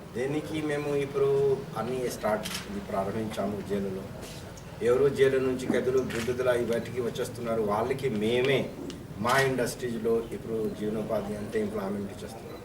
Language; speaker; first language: Telugu; non-native, fluent; Hindi